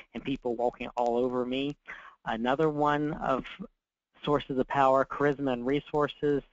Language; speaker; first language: English; native; English